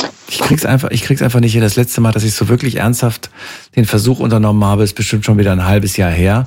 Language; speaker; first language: German; native; German